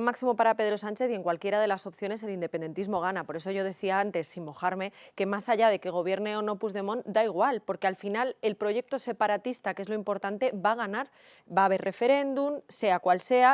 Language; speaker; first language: Spanish; native; Spanish